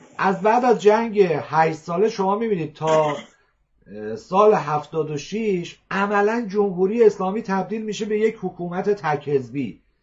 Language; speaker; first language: Persian; native; Persian